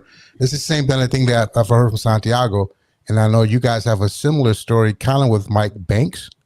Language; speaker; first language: English; native; English